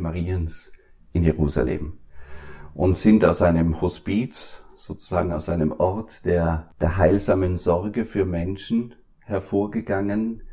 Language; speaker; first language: German; native; German